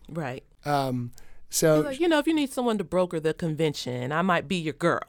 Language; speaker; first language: English; native; English